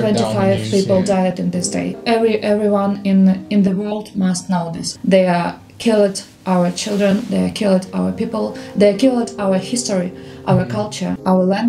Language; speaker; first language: English; non-native, learner; Ukrainian